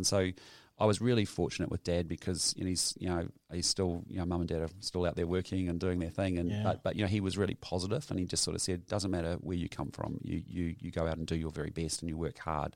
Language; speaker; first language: English; native; English